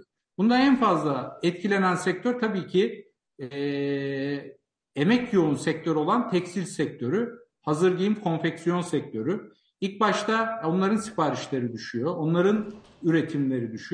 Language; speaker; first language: Turkish; native; Turkish